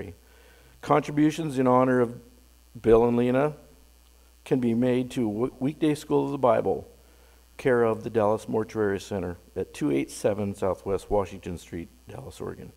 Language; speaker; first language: English; native; English